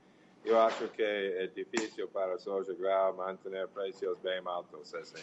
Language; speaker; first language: Spanish; non-native, fluent; English